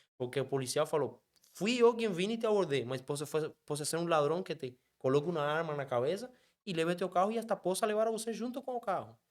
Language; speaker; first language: Portuguese; non-native, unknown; Spanish